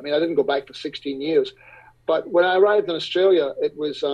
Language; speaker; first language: English; native; English